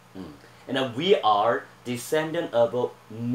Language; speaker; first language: English; non-native, learner; Korean